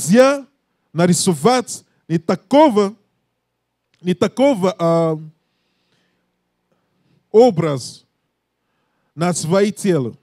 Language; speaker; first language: Russian; non-native, learner; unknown